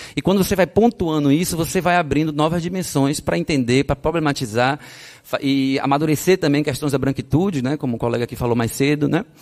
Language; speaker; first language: Portuguese; native; Portuguese